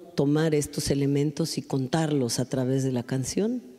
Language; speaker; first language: Spanish; native; Spanish